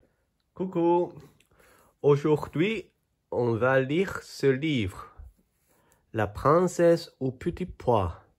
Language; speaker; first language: French; non-native, fluent; Chinese